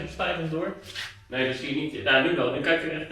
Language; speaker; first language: Dutch; native; Dutch